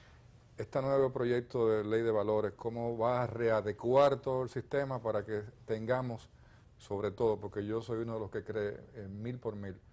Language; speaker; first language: Spanish; native; Spanish